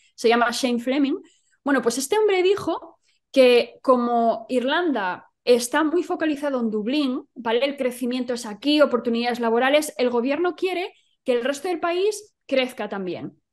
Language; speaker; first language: Spanish; native; Spanish